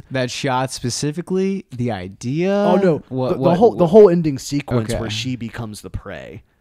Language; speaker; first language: English; native; English